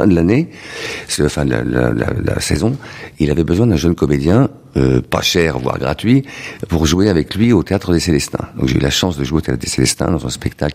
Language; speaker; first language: French; native; French